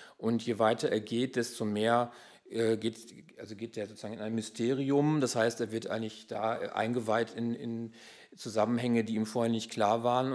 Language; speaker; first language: German; native; German